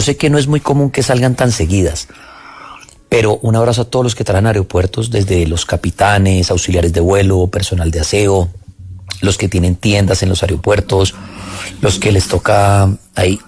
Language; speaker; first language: Spanish; native; Spanish